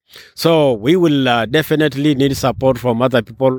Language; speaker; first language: English; non-native, local second language; Masai